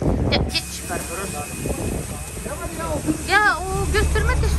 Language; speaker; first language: Turkish; non-native, learner; Russian